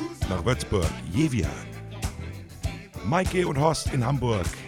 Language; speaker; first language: German; native; German